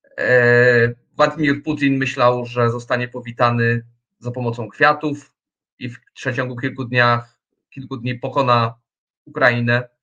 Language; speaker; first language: Polish; native; Polish